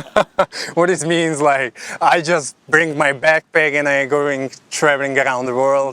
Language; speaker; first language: English; non-native, fluent; Slovak